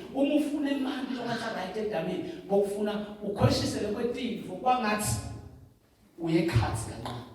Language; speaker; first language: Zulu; non-native, local second language; Swati